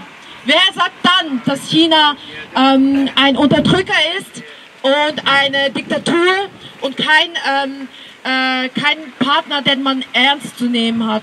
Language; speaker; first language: German; early bilingual, other home language; Tibetan